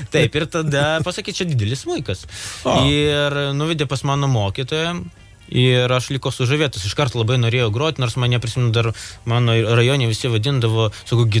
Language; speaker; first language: Lithuanian; non-native, local second language; Russian